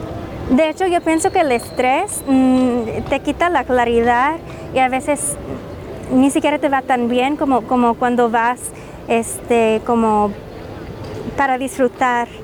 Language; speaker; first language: Spanish; non-native, fluent; English